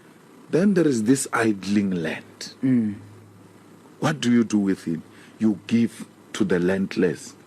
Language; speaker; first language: English; non-native, local second language; Northern Sotho